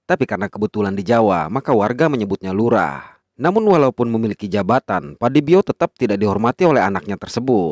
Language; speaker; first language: Indonesian; native; Indonesian